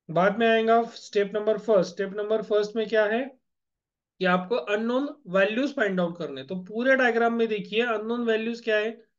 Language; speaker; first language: Hindi; non-native, local second language; Marathi